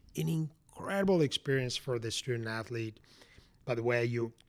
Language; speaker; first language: English; non-native, fluent; Spanish